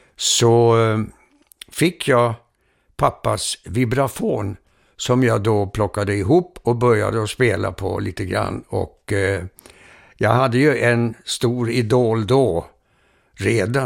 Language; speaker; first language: Swedish; early bilingual, heritage; Swedish